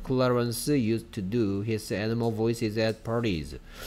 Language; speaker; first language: English; non-native, fluent; Korean